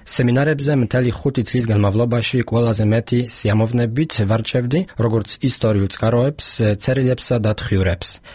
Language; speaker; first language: Georgian; non-native, fluent; Polish